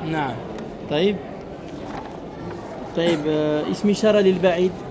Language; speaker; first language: Arabic; non-native, fluent; French